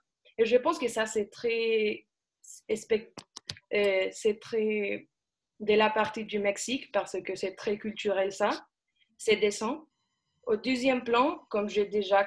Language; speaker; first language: French; non-native, fluent; Spanish